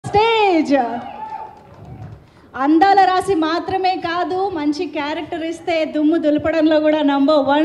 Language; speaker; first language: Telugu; native; Telugu